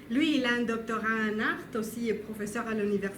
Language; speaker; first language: French; non-native, learner; Spanish